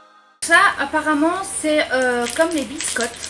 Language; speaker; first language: French; native; French